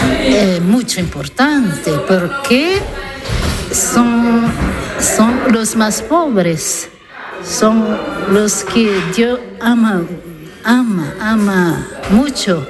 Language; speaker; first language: Spanish; non-native, fluent; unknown